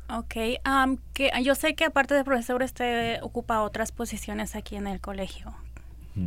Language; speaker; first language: Spanish; early bilingual, other home language; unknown